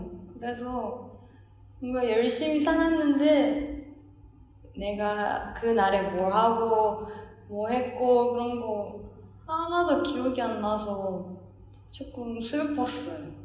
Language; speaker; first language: Korean; non-native, fluent; Japanese